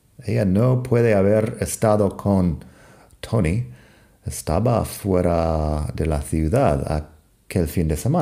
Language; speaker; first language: Spanish; non-native, fluent; English